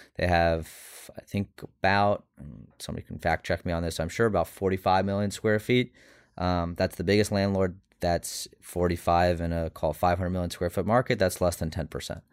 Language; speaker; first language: English; native; English